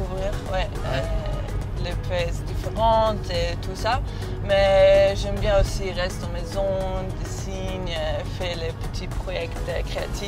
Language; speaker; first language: French; non-native, learner; Serbian